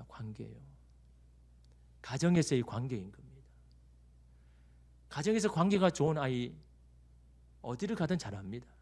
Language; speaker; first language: Korean; native; Korean